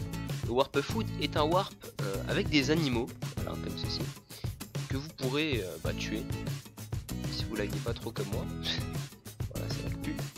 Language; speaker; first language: French; native; French